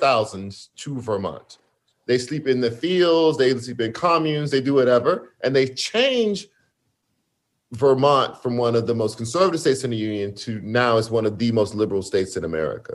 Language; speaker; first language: English; native; English